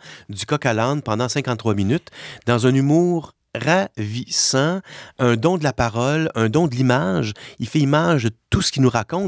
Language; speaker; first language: French; native; French